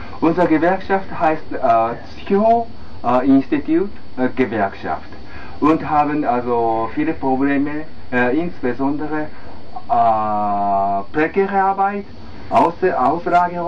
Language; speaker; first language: German; non-native, fluent; Japanese